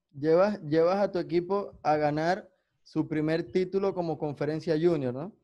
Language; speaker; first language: Spanish; native; Spanish